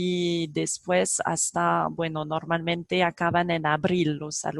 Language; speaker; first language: Spanish; non-native, fluent; French